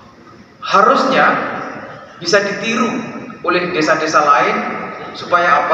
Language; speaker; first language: Indonesian; native; Indonesian